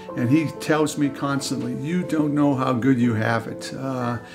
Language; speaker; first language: English; native; English